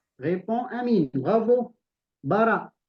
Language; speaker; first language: French; non-native, local second language; Arabic